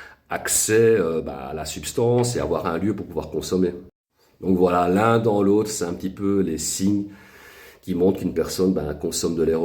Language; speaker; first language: French; native; French